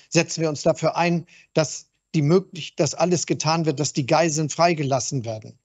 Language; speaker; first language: German; native; German